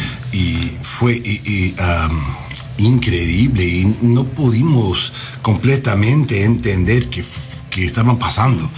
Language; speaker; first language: Spanish; non-native, learner; English